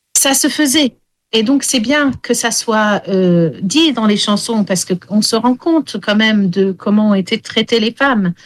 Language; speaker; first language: French; early bilingual, heritage; English